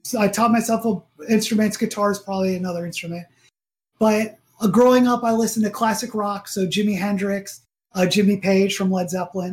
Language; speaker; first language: English; native; English